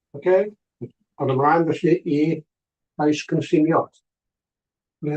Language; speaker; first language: Welsh; native; Welsh